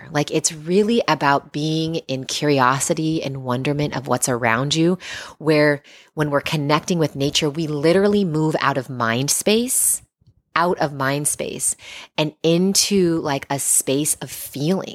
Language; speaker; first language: English; native; English